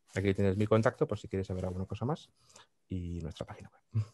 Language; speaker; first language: Spanish; native; Spanish